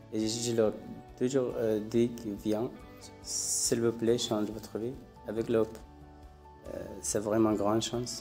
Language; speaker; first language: French; non-native, learner; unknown